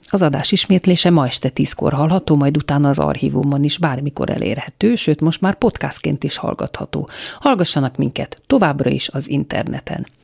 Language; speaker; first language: Hungarian; native; Hungarian